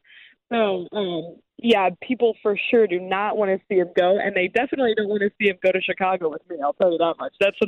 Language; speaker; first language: English; native; English